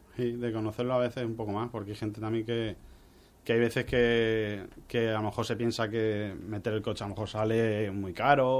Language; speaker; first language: Spanish; native; Spanish